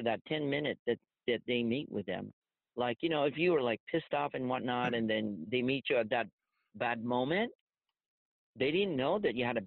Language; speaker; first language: English; non-native, local second language; Filipino